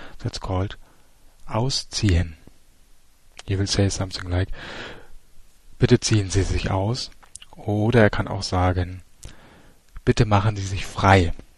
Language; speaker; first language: German; native; German